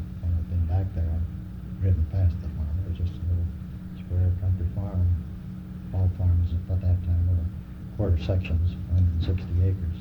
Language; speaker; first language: English; native; English